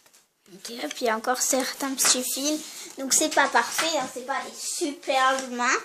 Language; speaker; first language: French; native; French